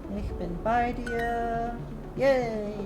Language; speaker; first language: German; non-native, learner; English